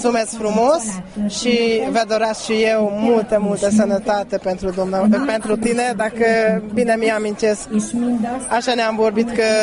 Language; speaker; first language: Romanian; non-native, fluent; Hungarian